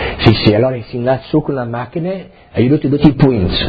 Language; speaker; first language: Italian; non-native, learner; Friulian